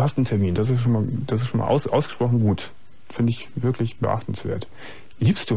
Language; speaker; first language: German; native; German